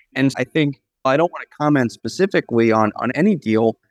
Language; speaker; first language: English; native; English